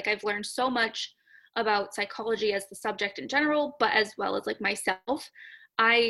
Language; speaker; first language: English; native; English